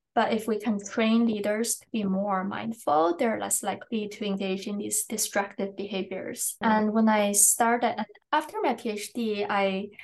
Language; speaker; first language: English; non-native, fluent; Chinese